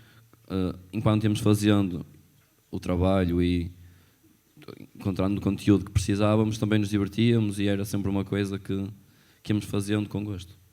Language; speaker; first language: Portuguese; native; Portuguese